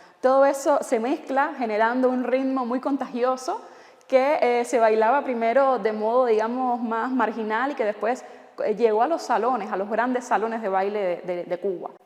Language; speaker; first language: Spanish; native; Spanish